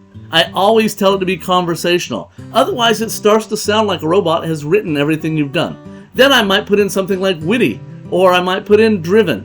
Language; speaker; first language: English; native; English